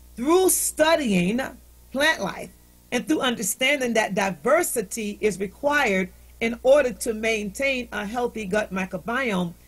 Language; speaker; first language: English; native; English